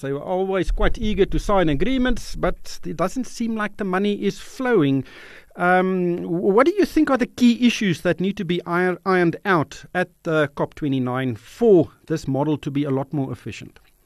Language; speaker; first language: English; non-native, local second language; Afrikaans